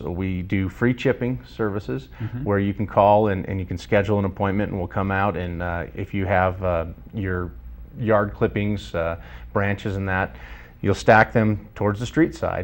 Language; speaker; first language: English; native; English